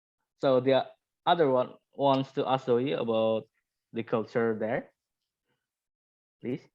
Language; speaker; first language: English; non-native, learner; Indonesian